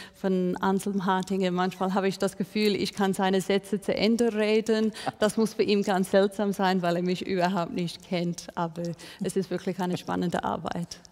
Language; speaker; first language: German; non-native, fluent; English